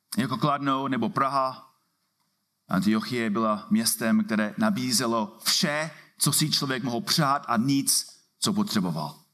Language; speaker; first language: Czech; non-native, fluent; English